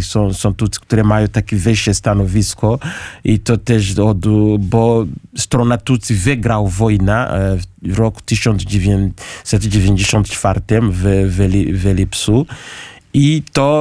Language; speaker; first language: Polish; non-native, learner; Kinyarwanda